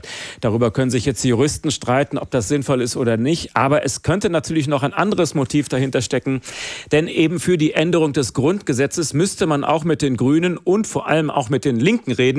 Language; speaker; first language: German; native; German